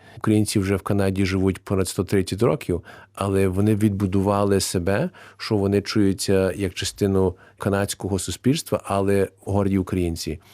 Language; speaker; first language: Ukrainian; early bilingual, heritage; Ukrainian